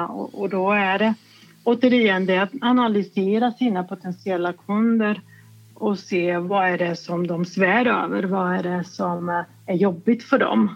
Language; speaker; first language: Swedish; non-native, fluent; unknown